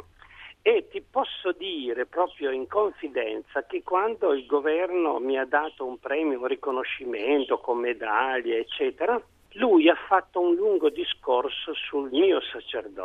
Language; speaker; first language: Italian; native; Italian